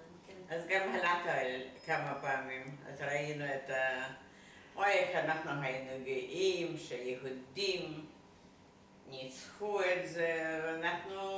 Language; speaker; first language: Hebrew; non-native, fluent; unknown